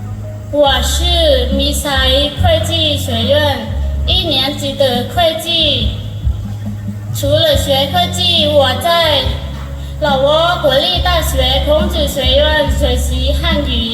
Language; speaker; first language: Chinese; non-native, learner; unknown